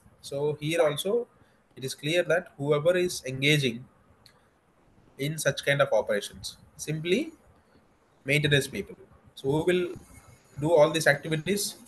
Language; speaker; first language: English; non-native, local second language; Telugu